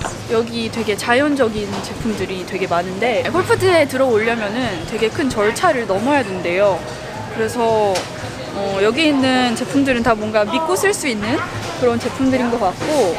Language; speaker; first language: Korean; native; Korean